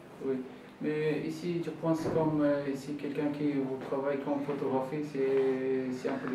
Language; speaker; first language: French; non-native, learner; Arabic